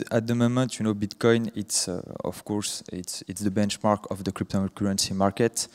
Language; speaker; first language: English; non-native, fluent; French